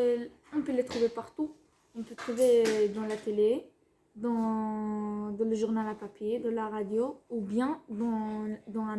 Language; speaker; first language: French; non-native, fluent; Spanish